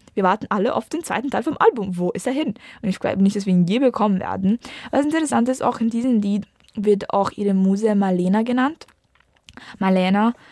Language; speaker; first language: German; early bilingual, other home language; Italian